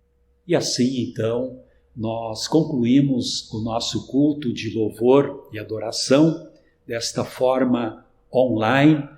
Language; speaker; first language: Portuguese; native; Portuguese